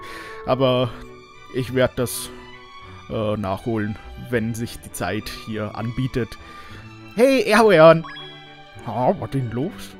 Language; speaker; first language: German; native; German